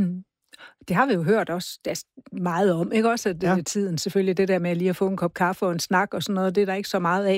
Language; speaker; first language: Danish; native; Danish